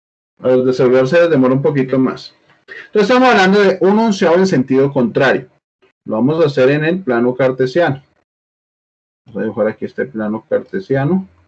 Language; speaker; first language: Spanish; native; Spanish